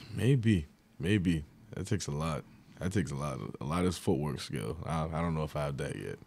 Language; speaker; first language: English; native; English